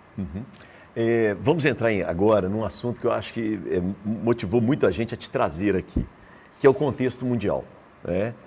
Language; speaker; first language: Portuguese; native; Portuguese